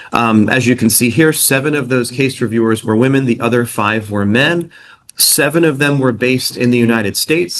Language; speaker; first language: English; native; English